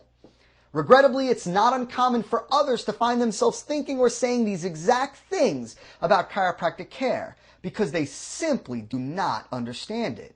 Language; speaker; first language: English; native; English